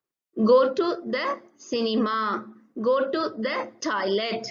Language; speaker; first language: English; non-native, local second language; Tamil